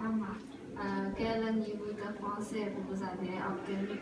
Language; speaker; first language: French; non-native, learner; Chinese